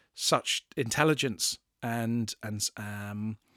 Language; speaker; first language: English; native; English